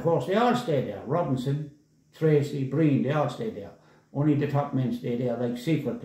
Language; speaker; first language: English; native; English